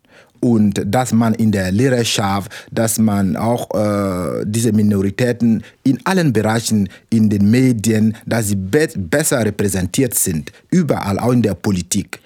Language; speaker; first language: German; non-native, fluent; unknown